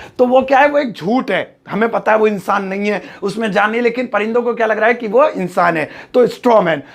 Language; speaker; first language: Hindi; native; Hindi